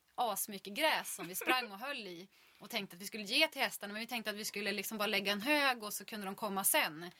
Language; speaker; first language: Swedish; native; Swedish